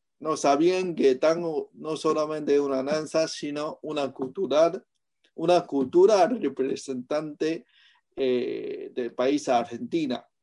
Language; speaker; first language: Spanish; non-native, fluent; Chinese